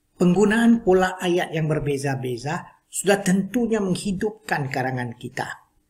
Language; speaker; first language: Malay; non-native, local second language; Chinese